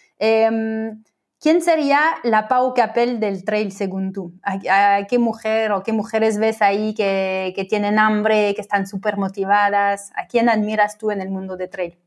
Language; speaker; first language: Spanish; non-native, fluent; French